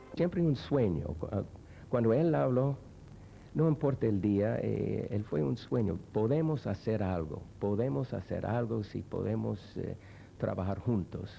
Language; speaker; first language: Spanish; non-native, fluent; English